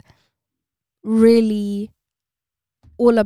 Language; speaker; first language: English; early bilingual, other home language; Konkani